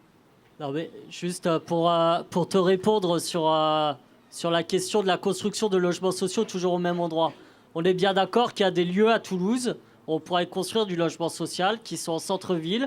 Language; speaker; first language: French; native; French